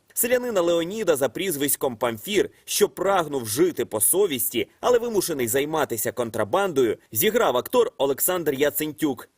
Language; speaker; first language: Ukrainian; native; Ukrainian